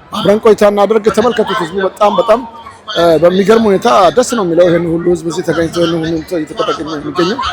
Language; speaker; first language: Amharic; native; Amharic